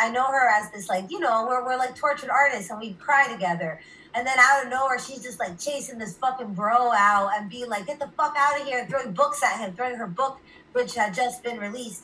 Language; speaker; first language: English; native; English